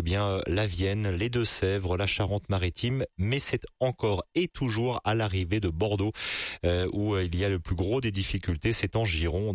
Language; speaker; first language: French; native; French